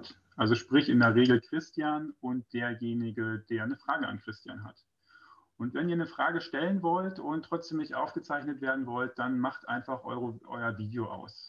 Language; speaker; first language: German; native; German